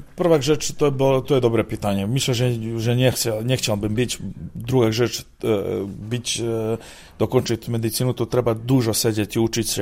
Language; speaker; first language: Polish; non-native, learner; Serbian